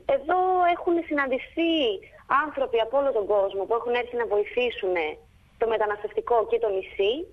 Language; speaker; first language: Greek; native; Greek